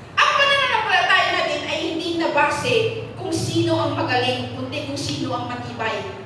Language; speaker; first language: Filipino; non-native, local second language; Hiligaynon